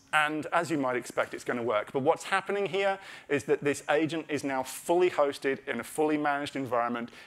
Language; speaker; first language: English; native; English